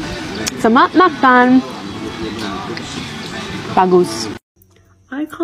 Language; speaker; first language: Indonesian; non-native, learner; English